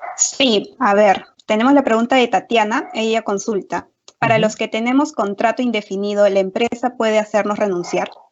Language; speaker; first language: Spanish; native; Spanish